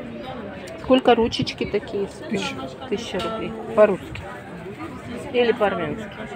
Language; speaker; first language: Russian; native; Russian